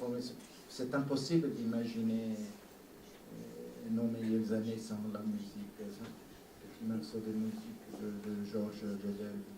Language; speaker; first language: French; non-native, fluent; Italian